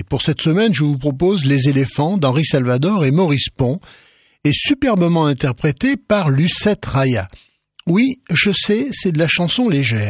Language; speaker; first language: French; native; French